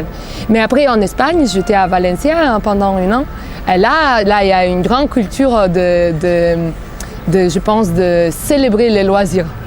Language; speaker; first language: French; non-native, fluent; Bulgarian